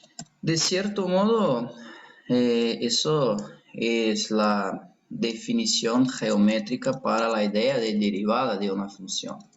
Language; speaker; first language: Spanish; non-native, fluent; Portuguese